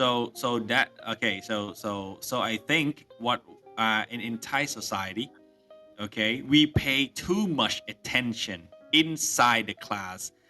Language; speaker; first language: English; non-native, fluent; Thai